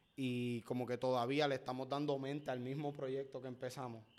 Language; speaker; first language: Spanish; native; Spanish